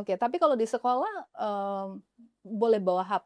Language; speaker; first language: Indonesian; native; Indonesian